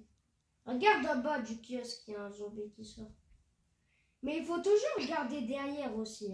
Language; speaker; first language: French; native; French